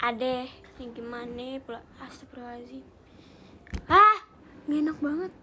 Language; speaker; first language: Indonesian; native; Indonesian